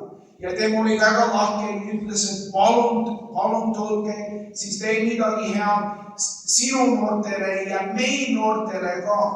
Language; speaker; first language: Estonian; non-native, fluent; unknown